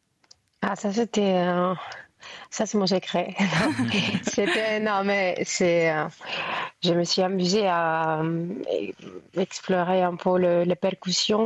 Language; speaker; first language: French; non-native, fluent; Greek